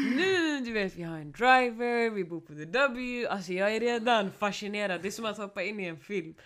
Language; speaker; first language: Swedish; early bilingual, other home language; Somali